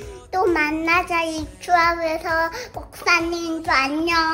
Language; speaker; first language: Korean; early bilingual, heritage; Korean